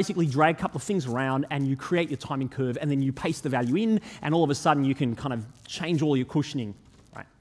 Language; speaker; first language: English; native; English